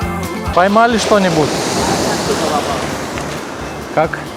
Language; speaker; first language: Russian; non-native, learner; Lithuanian